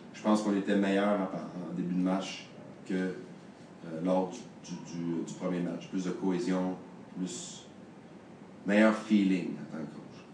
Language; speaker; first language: French; native; French